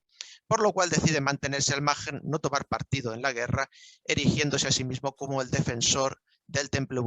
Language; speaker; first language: Spanish; native; Spanish